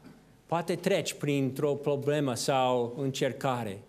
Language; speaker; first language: Romanian; non-native, fluent; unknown